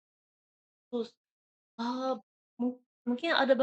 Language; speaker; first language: Indonesian; non-native, learner; Japanese